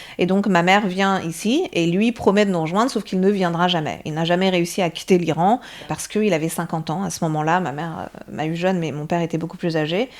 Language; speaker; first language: French; early bilingual, other home language; Persian